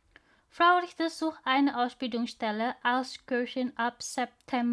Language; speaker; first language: German; non-native, learner; Indonesian